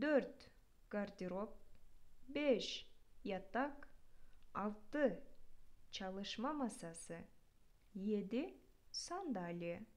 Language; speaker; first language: Turkish; non-native, fluent; Kyrgyz